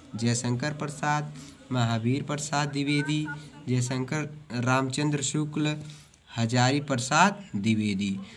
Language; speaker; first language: Hindi; native; Hindi